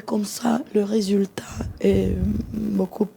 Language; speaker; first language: French; non-native, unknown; Russian